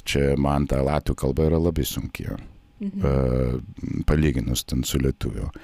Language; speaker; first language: Lithuanian; non-native, fluent; English